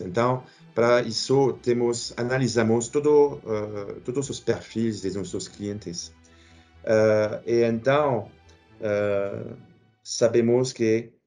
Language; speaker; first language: Portuguese; non-native, fluent; French